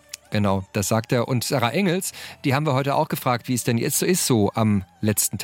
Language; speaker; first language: German; native; German